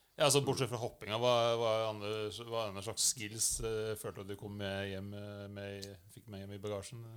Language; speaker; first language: Norwegian; non-native, fluent; English